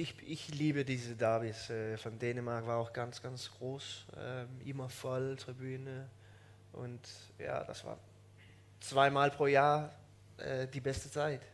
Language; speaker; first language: German; non-native, learner; Danish